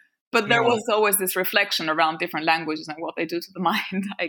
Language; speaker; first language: English; non-native, fluent; French